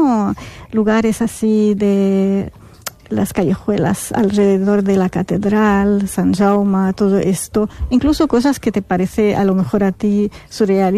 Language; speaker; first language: Spanish; non-native, fluent; Arabic